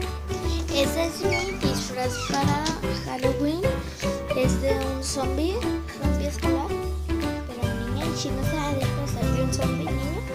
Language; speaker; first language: Spanish; native; Spanish